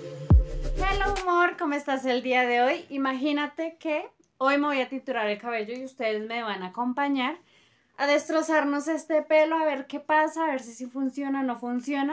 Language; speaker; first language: Spanish; native; Spanish